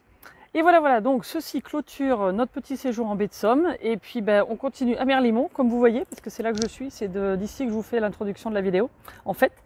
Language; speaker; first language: French; native; French